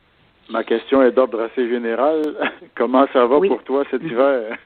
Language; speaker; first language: French; native; French